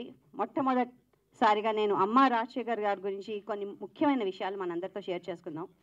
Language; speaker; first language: Telugu; native; Telugu